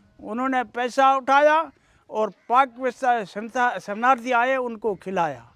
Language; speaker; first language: Urdu; non-native, fluent; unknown